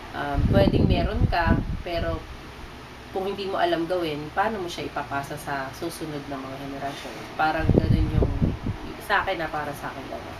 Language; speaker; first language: Filipino; native; Filipino